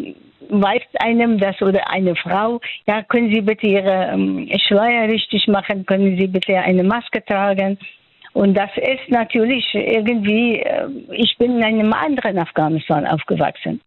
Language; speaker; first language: German; non-native, fluent; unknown